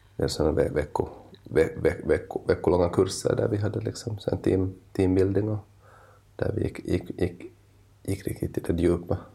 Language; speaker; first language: Swedish; non-native, local second language; Finnish